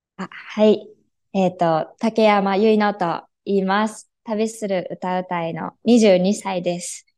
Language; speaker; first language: Japanese; native; Japanese